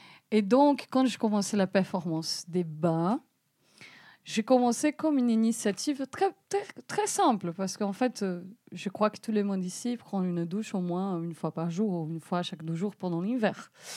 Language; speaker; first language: French; non-native, fluent; Portuguese